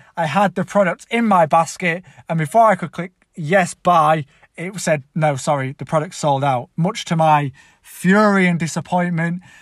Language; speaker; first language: English; native; English